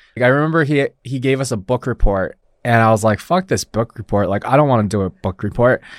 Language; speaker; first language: English; early bilingual, other home language; Chinese